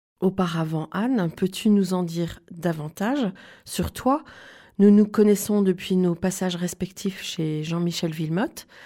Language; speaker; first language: French; native; French